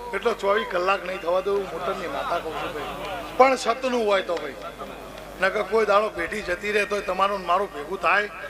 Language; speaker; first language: Gujarati; native; Gujarati